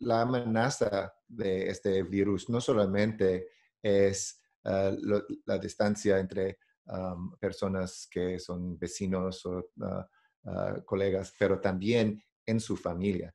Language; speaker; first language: Spanish; non-native, learner; English